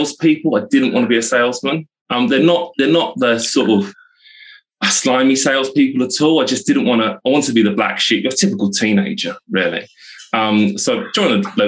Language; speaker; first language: English; native; English